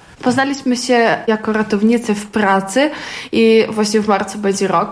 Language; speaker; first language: Polish; non-native, fluent; Ukrainian